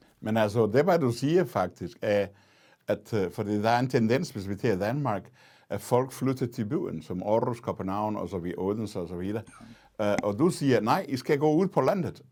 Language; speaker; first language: Danish; non-native, fluent; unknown